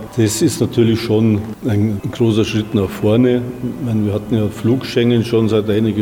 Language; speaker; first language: German; native; German